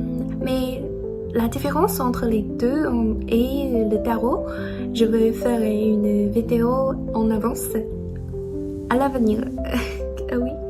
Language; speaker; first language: French; non-native, learner; Chinese